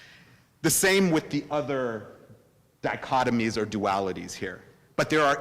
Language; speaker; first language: English; native; English